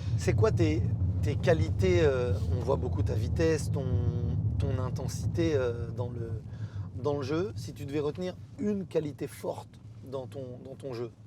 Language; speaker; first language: French; native; French